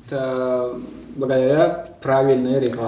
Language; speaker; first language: Russian; non-native, local second language; Tajik